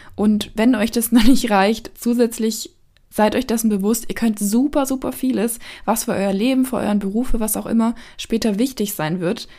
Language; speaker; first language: German; native; German